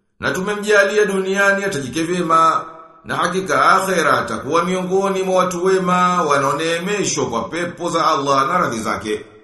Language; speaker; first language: Swahili; native; Swahili